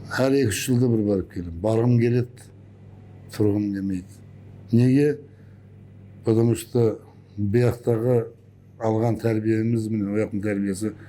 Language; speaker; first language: Kazakh; non-native, local second language; Persian